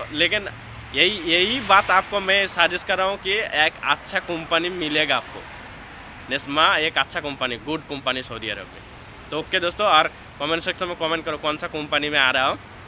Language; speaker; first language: Hindi; non-native, local second language; Bangla